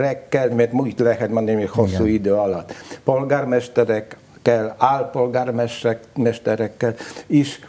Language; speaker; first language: Hungarian; non-native, learner; Polish